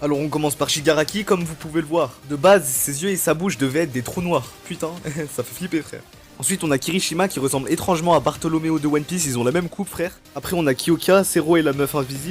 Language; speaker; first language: French; native; French